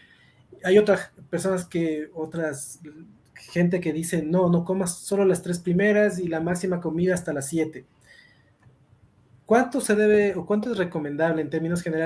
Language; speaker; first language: Spanish; native; Spanish